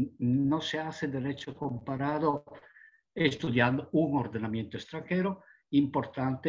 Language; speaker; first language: Spanish; non-native, fluent; Italian